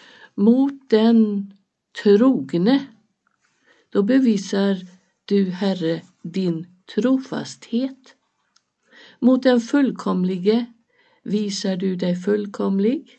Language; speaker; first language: Swedish; native; Swedish